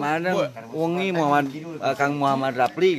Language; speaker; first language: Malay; non-native, local second language; Sundanese